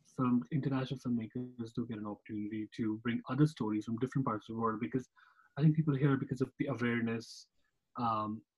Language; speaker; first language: English; non-native, local second language; Kashmiri